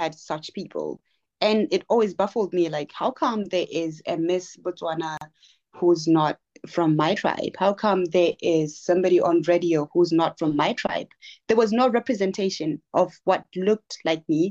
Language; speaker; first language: English; non-native, local second language; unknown